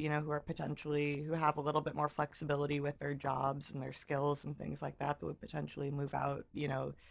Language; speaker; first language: English; native; English